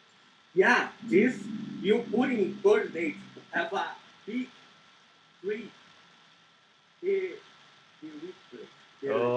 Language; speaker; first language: English; non-native, learner; Portuguese